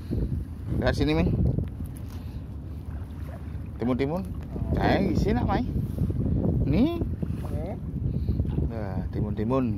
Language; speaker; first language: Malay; non-native, local second language; Balinese